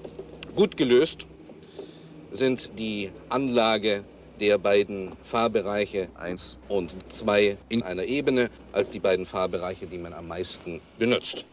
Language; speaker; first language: German; native; German